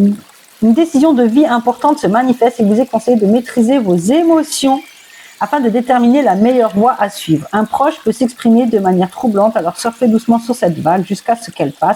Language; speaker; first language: French; native; French